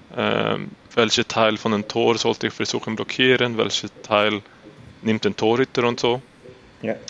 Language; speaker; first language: German; non-native, learner; Swedish